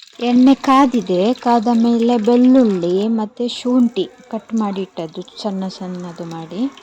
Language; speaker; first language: Kannada; non-native, local second language; Tulu